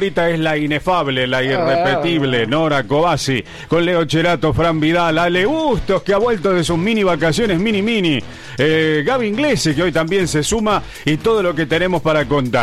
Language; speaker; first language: Spanish; native; Spanish